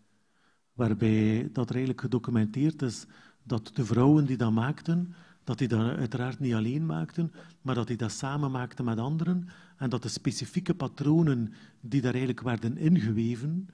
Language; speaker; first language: Dutch; native; Dutch